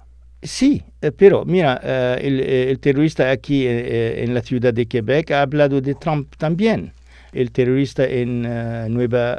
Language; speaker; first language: Spanish; non-native, fluent; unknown